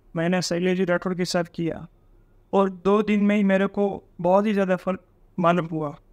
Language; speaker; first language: Hindi; non-native, local second language; Gujarati